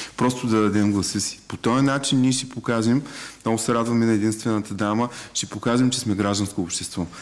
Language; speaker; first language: Bulgarian; native; Bulgarian